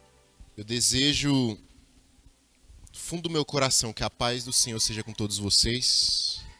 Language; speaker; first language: Portuguese; native; Portuguese